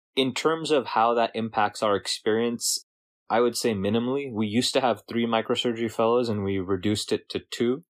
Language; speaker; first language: English; native; English